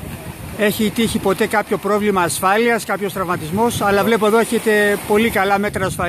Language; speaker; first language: Greek; native; Greek